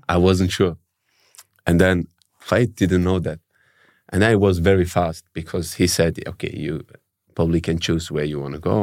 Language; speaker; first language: English; early bilingual, heritage; German